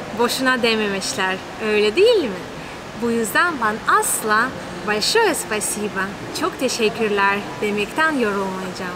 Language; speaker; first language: Turkish; non-native, fluent; Russian